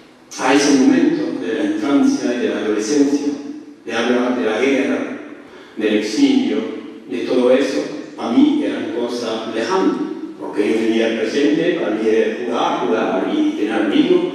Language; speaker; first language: Spanish; early bilingual, heritage; French